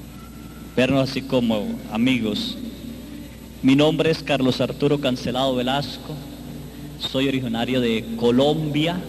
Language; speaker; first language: Spanish; native; Spanish